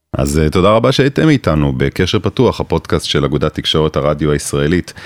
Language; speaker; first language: Hebrew; native; Hebrew